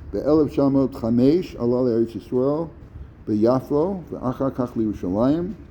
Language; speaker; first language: Hebrew; non-native, fluent; English